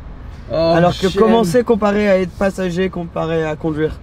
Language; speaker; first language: French; native; French